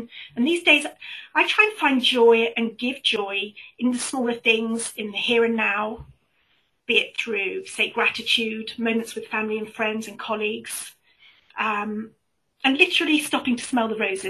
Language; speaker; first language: English; native; English